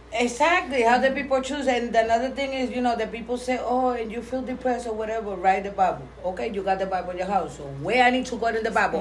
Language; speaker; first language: English; non-native, learner; Spanish